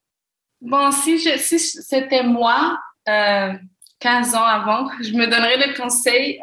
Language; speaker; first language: French; non-native, local second language; Arabic